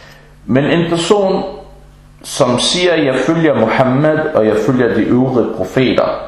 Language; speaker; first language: Danish; early bilingual, other home language; Arabic